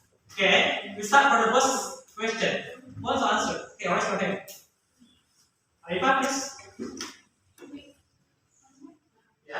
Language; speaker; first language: English; non-native, learner; Indonesian